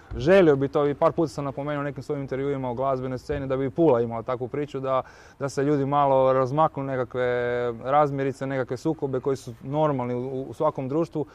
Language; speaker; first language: Croatian; native; Croatian